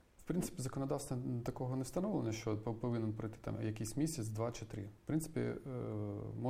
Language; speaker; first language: Ukrainian; native; Ukrainian